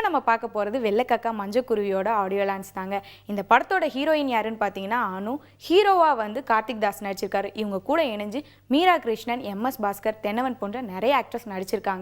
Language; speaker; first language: Tamil; native; Tamil